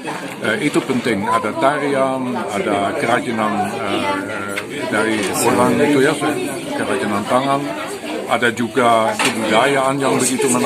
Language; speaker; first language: Indonesian; non-native, fluent; Dutch